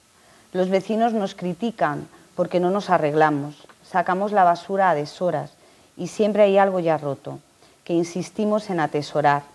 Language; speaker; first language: Spanish; native; Spanish